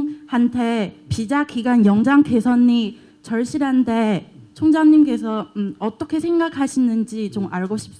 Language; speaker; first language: Korean; non-native, learner; Chinese